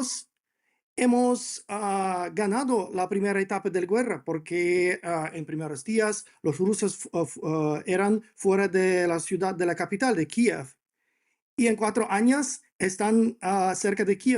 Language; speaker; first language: Spanish; non-native, fluent; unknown